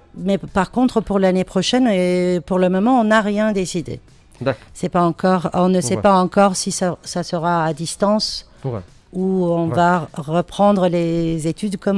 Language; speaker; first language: French; non-native, fluent; Turkish